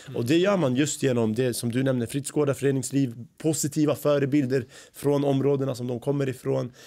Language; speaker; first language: Swedish; early bilingual, other home language; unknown